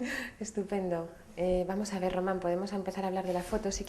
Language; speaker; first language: Spanish; native; Spanish